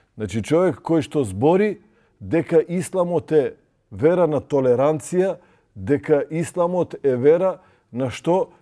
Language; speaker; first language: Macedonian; non-native, local second language; Albanian